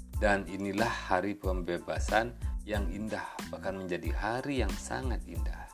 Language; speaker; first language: Indonesian; native; Indonesian